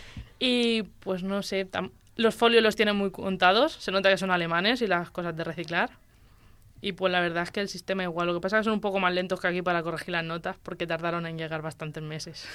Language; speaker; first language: Spanish; native; Spanish